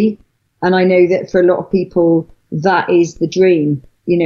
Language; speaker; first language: English; native; English